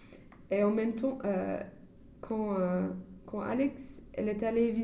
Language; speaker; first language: French; non-native, learner; English